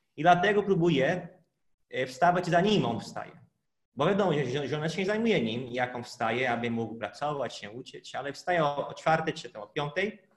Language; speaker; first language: Polish; non-native, fluent; Portuguese